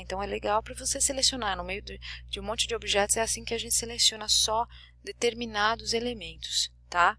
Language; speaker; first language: Portuguese; native; Portuguese